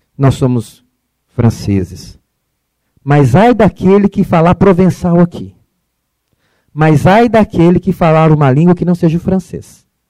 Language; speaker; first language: Portuguese; early bilingual, other home language; Arabic